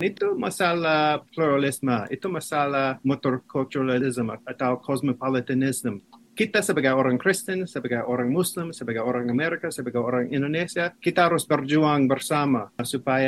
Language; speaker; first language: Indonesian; non-native, fluent; English